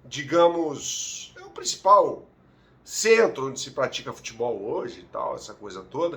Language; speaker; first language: Portuguese; native; Portuguese